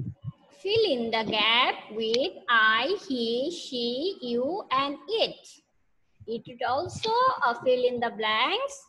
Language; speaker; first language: English; non-native, learner; Bangla